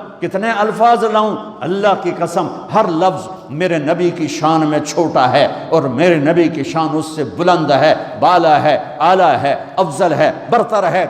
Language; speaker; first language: Urdu; non-native, local second language; Punjabi